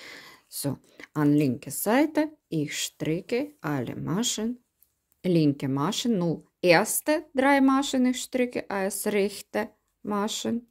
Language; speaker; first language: German; non-native, learner; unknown